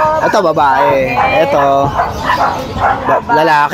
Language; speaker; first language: Filipino; native; Filipino